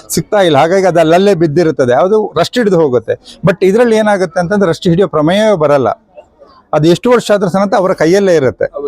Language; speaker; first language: Kannada; native; Kannada